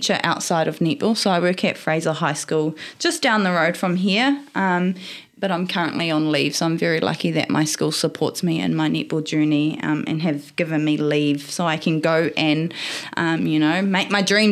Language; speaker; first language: English; native; English